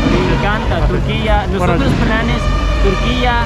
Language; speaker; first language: Spanish; non-native, learner; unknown